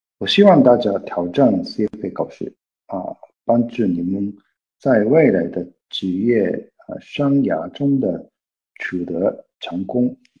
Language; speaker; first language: Chinese; non-native, fluent; Japanese